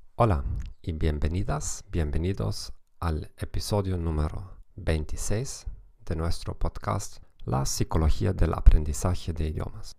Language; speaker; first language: Spanish; non-native, fluent; German